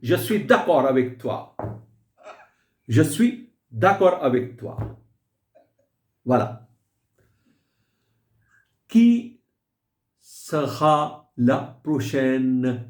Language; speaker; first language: French; non-native, fluent; Hindi